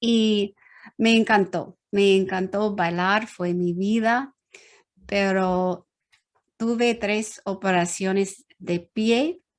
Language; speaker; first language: Spanish; non-native, learner; English